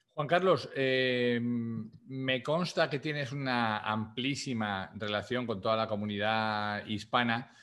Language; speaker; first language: Spanish; native; Spanish